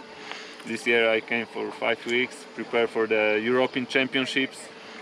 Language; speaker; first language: English; non-native, learner; Polish